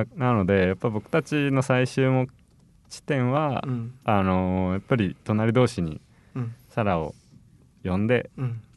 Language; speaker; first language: Japanese; native; Japanese